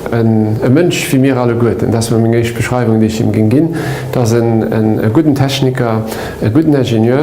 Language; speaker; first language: German; non-native, local second language; Luxembourgish